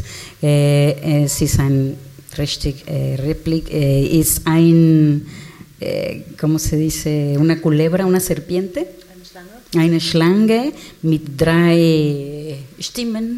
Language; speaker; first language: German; non-native, learner; Spanish